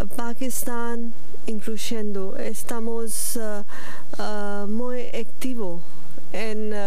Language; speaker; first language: Spanish; non-native, learner; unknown